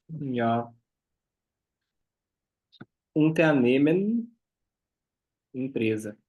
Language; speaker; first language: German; non-native, fluent; Portuguese